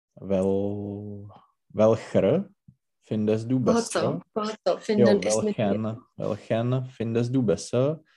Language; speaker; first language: German; non-native, learner; Czech